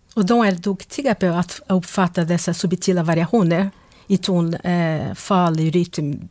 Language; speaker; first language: Swedish; non-native, fluent; Portuguese